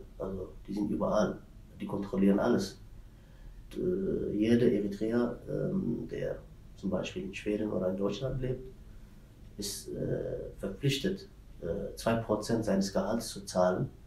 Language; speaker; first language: German; non-native, fluent; Tigrinya